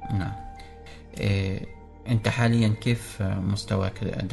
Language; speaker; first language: Arabic; native; Arabic